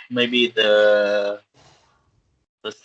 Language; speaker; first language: English; non-native, learner; Vietnamese